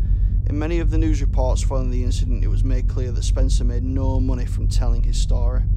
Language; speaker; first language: English; native; English